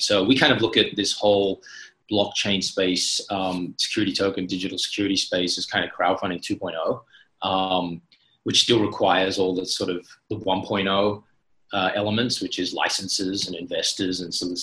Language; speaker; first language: English; native; English